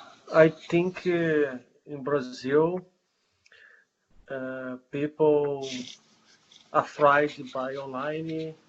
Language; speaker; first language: English; non-native, learner; Portuguese